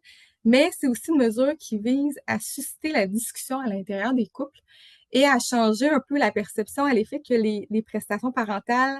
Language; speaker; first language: French; native; French